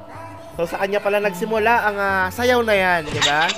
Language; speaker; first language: Filipino; native; Filipino